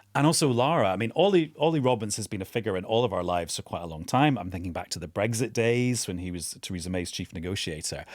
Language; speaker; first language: English; native; English